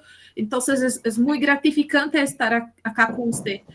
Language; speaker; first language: Spanish; non-native, learner; Portuguese